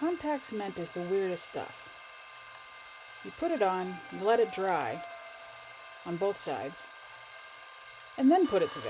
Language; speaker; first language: English; native; English